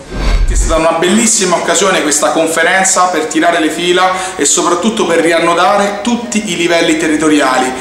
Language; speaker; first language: Italian; native; Italian